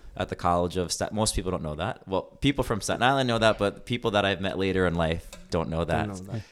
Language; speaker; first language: English; early bilingual, other home language; Greek